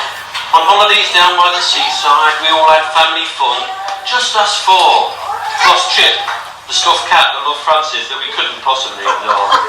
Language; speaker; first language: English; native; English